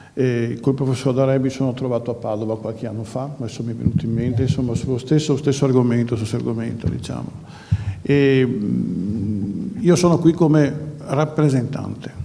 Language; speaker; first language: Italian; native; Italian